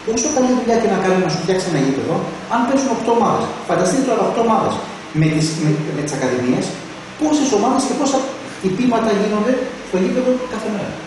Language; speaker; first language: Greek; early bilingual, other home language; German